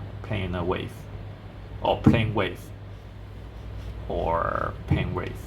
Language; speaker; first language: English; non-native, fluent; Chinese